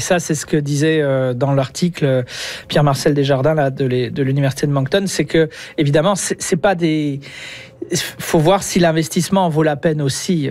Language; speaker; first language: French; native; French